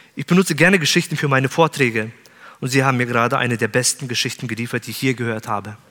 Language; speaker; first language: German; native; German